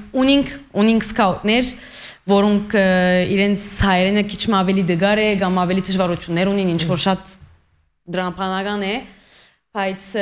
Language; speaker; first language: Armenian; early bilingual, heritage; Armenian